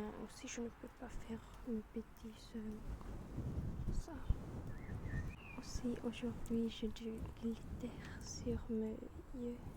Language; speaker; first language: French; non-native, learner; German